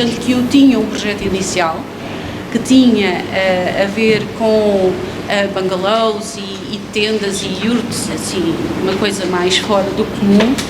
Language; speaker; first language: Portuguese; native; Portuguese